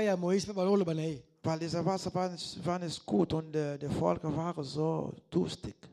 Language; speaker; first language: German; non-native, learner; Lingala